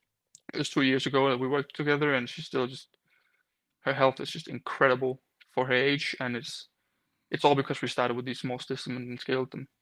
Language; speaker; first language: English; non-native, fluent; Danish